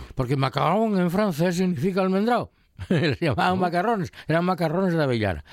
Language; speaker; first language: Spanish; native; Spanish